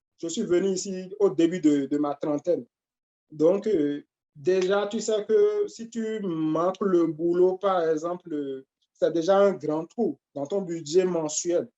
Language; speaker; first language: French; non-native, local second language; Fon